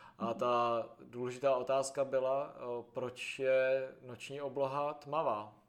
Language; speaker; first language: Czech; native; Czech